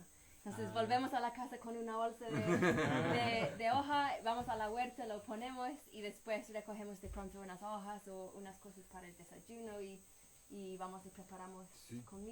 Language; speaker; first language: Spanish; non-native, fluent; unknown